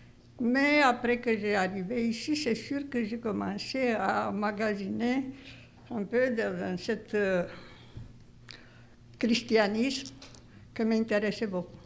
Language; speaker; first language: French; non-native, fluent; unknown